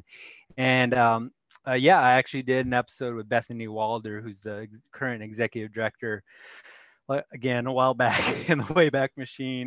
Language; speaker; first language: English; native; English